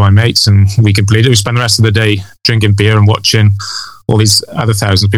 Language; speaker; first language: English; native; English